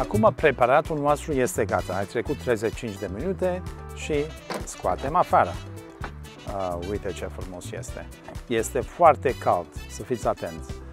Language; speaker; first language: Romanian; non-native, learner; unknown